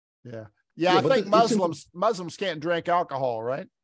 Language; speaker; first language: English; native; English